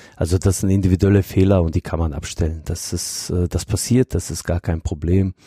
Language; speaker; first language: German; non-native, fluent; Bosnian